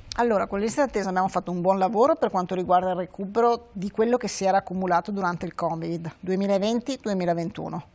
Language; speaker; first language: Italian; native; Italian